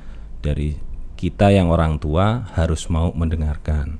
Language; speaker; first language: Indonesian; native; Indonesian